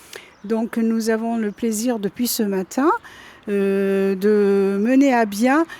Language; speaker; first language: French; native; French